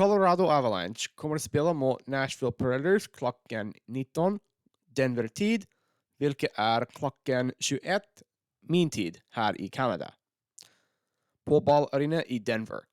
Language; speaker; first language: Swedish; non-native, learner; English